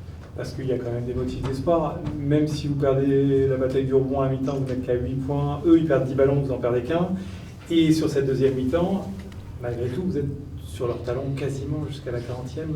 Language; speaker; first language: French; native; French